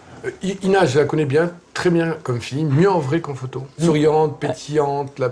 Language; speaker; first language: French; native; French